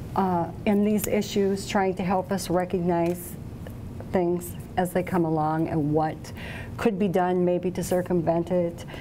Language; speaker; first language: English; native; English